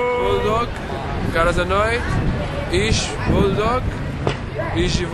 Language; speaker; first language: Hungarian; non-native, learner; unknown